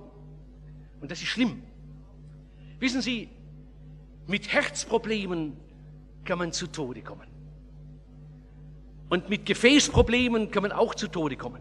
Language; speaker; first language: German; native; German